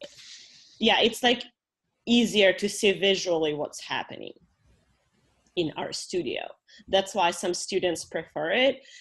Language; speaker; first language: English; non-native, fluent; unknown